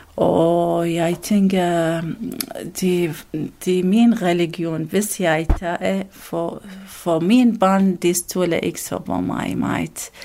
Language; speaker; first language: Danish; non-native, learner; Arabic